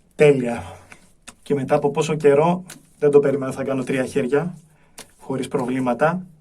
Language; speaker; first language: Greek; native; Greek